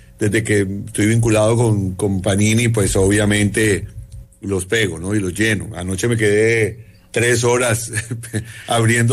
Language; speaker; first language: Spanish; native; Spanish